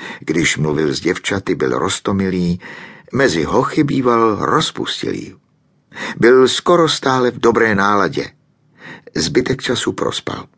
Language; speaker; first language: Czech; native; Czech